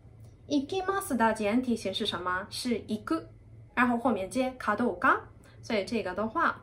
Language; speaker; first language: Chinese; non-native, fluent; Japanese